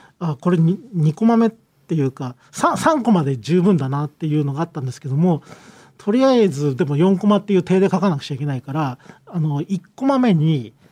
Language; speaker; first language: Japanese; native; Japanese